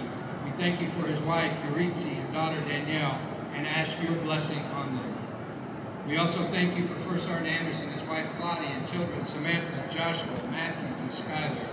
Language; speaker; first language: English; native; English